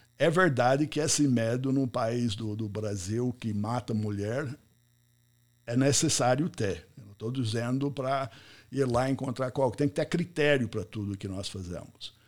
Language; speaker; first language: Portuguese; non-native, fluent; English